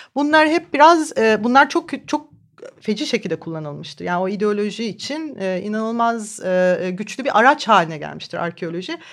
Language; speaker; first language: Turkish; native; Turkish